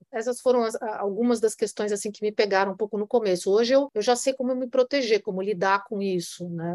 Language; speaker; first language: Portuguese; native; Portuguese